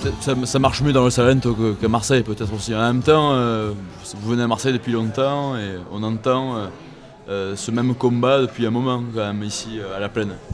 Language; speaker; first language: French; native; French